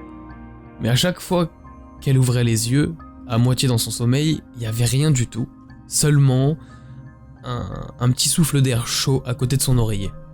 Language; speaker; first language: French; native; French